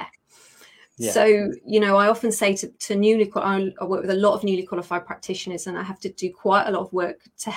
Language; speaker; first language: English; native; English